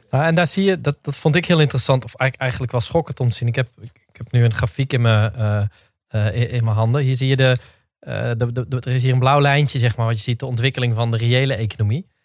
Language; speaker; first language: Dutch; native; Dutch